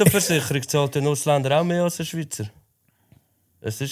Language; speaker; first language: German; native; German